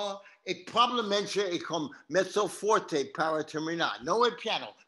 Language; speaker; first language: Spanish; non-native, learner; English